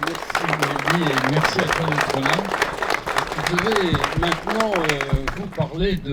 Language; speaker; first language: French; native; French